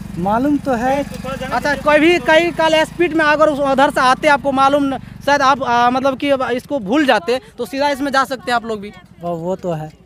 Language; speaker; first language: Hindi; native; Hindi